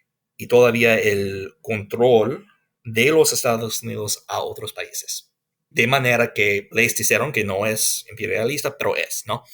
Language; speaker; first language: Spanish; non-native, fluent; English